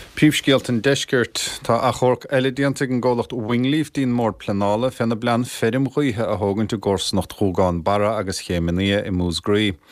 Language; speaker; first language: Irish; native; Irish